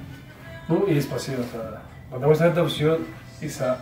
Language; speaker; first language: Russian; non-native, learner; Spanish